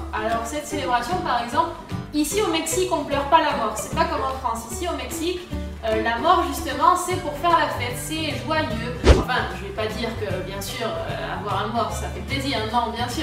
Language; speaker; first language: French; native; French